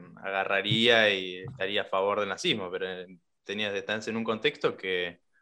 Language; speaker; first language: Spanish; native; Spanish